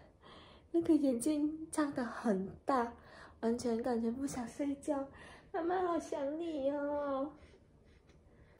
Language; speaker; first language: Chinese; non-native, fluent; Vietnamese